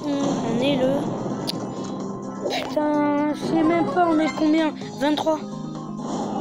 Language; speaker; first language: French; native; French